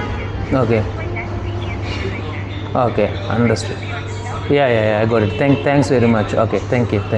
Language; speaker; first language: English; non-native, fluent; Sinhala